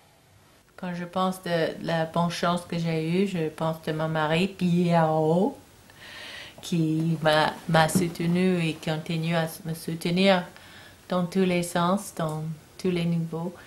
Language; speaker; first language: French; non-native, learner; English